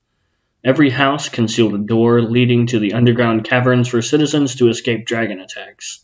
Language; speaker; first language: English; native; English